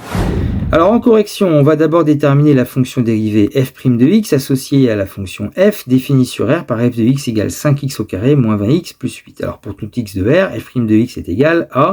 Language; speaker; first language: French; native; French